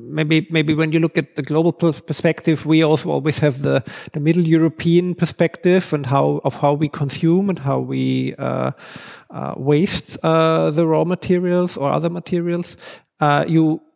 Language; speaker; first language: English; non-native, fluent; German